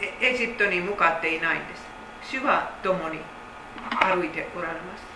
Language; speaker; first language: Japanese; non-native, fluent; Finnish